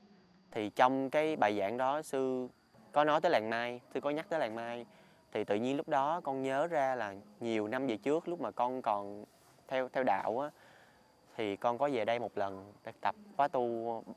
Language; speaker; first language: Vietnamese; native; Vietnamese